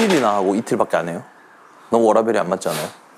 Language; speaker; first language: Korean; native; Korean